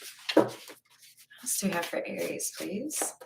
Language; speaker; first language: English; native; English